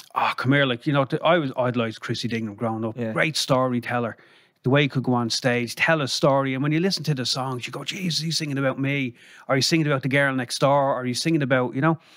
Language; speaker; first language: English; native; English